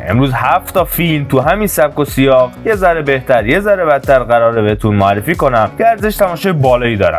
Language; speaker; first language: Persian; native; Persian